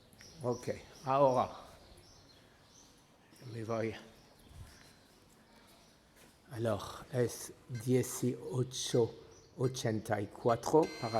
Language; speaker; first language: Spanish; non-native, learner; French